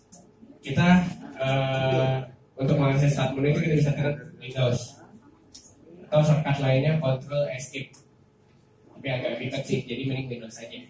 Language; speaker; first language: Indonesian; native; Indonesian